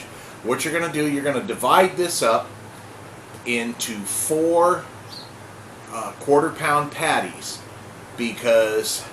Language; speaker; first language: English; native; English